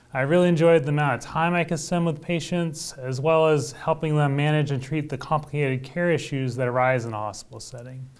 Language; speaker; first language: English; native; English